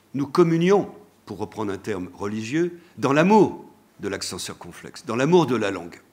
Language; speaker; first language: French; native; French